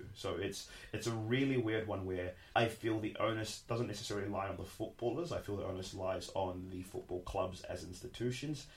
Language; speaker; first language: English; native; English